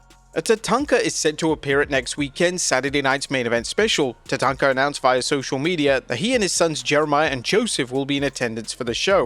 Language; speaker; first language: English; native; English